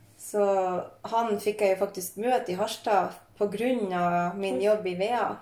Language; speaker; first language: Norwegian; native; Norwegian